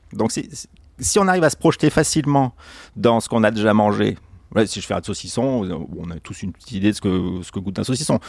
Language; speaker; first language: French; native; French